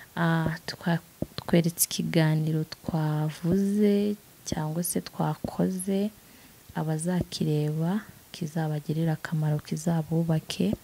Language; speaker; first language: Kinyarwanda; native; Kinyarwanda